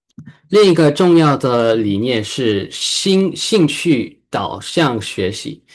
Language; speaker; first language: Chinese; early bilingual, heritage; Chinese